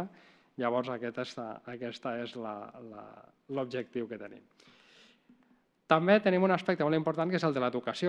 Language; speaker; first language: Catalan; native; Catalan